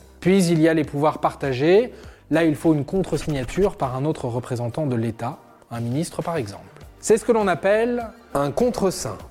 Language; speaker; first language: French; native; French